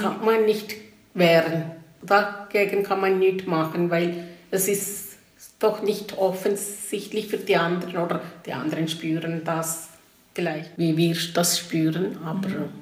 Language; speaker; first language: German; non-native, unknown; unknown